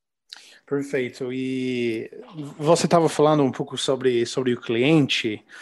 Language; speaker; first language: Portuguese; non-native, learner; English